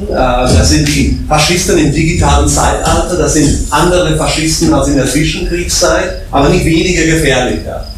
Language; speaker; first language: German; non-native, fluent; Slovak